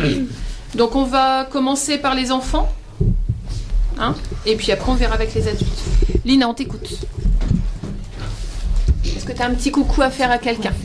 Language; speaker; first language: French; native; French